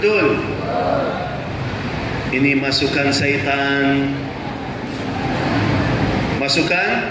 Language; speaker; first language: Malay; non-native, fluent; Arabic